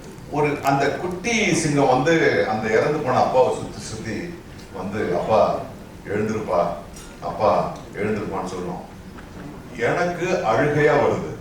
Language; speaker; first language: Tamil; native; Tamil